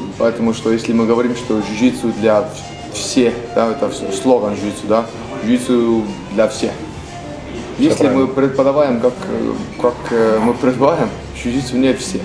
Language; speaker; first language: Russian; non-native, learner; Estonian